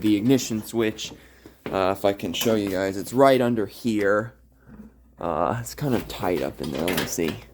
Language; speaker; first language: English; native; English